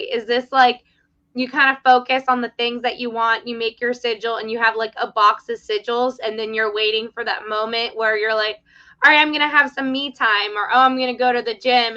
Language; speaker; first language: English; native; English